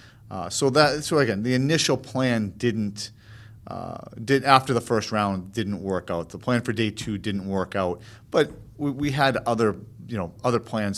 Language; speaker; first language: English; native; English